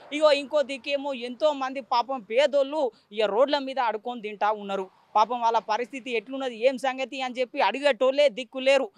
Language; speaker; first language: Telugu; native; Telugu